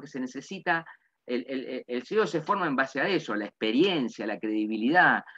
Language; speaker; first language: Spanish; native; Spanish